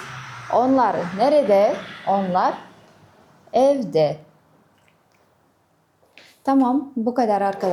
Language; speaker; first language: Turkish; non-native, fluent; Kazakh